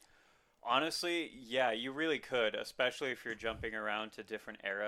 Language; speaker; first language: English; native; English